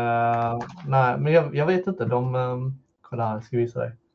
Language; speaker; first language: Swedish; early bilingual, heritage; Swedish